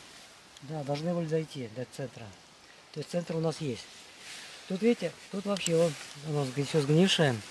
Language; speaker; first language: Russian; native; Russian